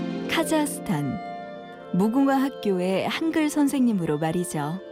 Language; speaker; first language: Korean; native; Korean